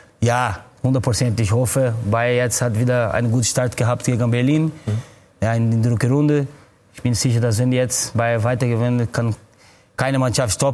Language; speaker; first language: German; non-native, fluent; Portuguese